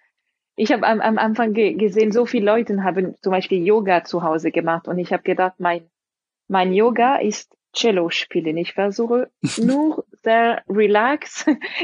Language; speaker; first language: German; non-native, fluent; French